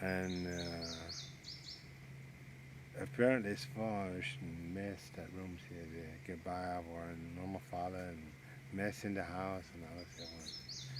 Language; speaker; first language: German; early bilingual, heritage; Pennsylvania German